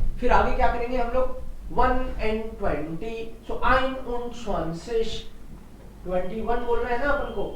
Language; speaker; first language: Hindi; native; Hindi